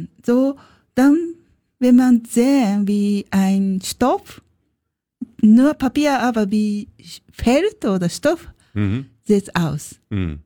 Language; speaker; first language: German; non-native, learner; Japanese